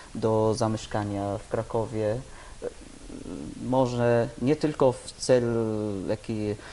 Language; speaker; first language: Polish; non-native, learner; Arabic